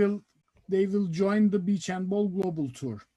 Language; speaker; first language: English; non-native, fluent; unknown